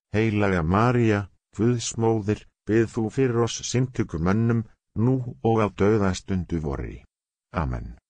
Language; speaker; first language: Icelandic; non-native, learner; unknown